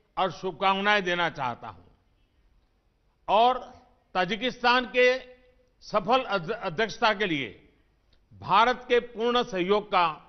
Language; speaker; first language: Hindi; non-native, local second language; Gujarati